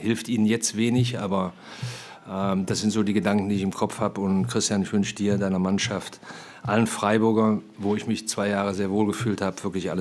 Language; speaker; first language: German; native; German